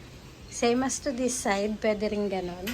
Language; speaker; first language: Filipino; native; Filipino